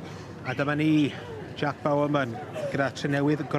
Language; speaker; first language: Welsh; native; Welsh